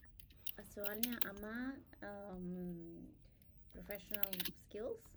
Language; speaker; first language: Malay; non-native, learner; English